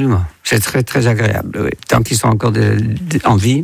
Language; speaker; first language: French; non-native, fluent; Dutch